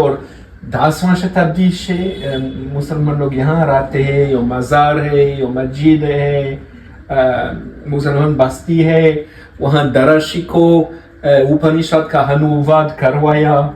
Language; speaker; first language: Hindi; non-native, learner; French